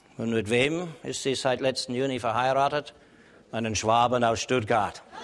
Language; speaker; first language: German; non-native, fluent; English